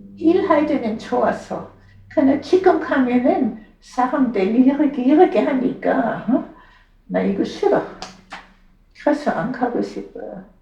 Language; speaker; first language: Korean; non-native, fluent; German